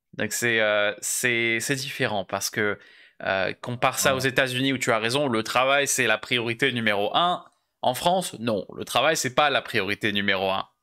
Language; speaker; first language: French; native; French